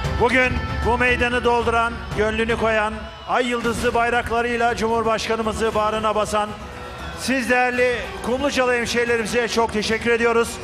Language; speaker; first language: Turkish; native; Turkish